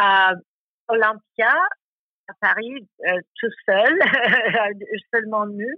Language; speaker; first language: French; non-native, learner; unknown